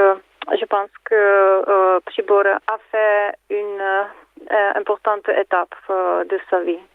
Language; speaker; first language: French; non-native, fluent; Czech